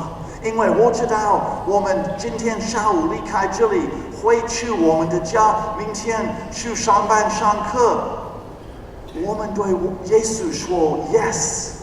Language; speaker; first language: Chinese; non-native, fluent; English